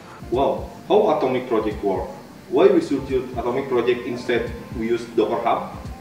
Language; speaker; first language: English; non-native, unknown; Indonesian